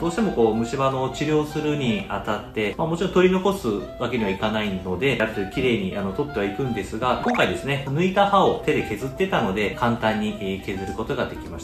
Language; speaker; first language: Japanese; native; Japanese